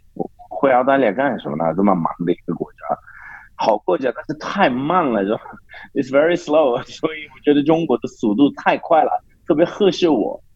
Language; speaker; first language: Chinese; non-native, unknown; English